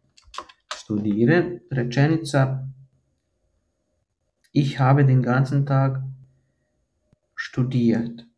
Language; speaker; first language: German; non-native, fluent; Croatian